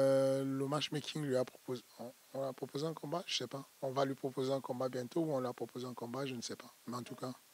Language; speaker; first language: French; native; French